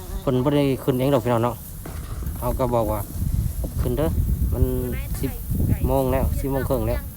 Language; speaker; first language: Thai; non-native, local second language; Lao